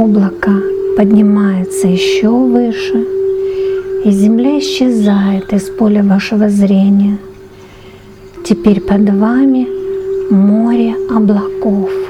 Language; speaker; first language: Russian; native; Russian